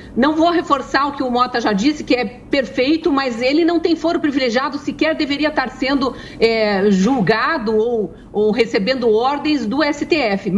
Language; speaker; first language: Portuguese; native; Portuguese